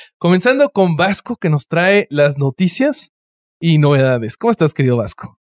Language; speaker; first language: Spanish; native; Spanish